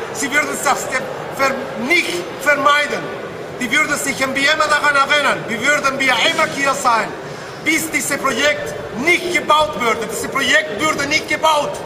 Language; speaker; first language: German; non-native, learner; Spanish